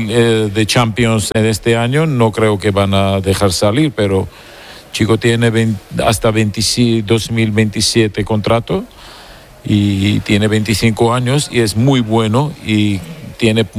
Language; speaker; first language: Spanish; non-native, fluent; Georgian